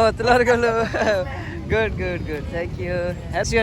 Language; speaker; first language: English; non-native, learner; Saraiki